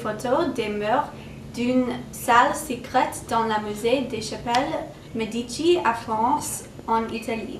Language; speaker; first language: French; non-native, learner; English